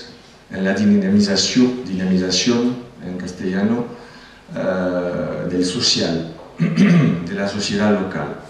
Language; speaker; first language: Spanish; non-native, fluent; French